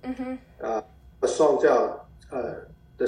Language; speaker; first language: English; non-native, fluent; Chinese